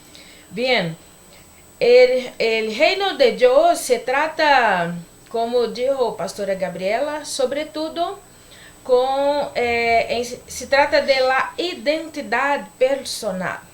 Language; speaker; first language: Spanish; non-native, learner; Portuguese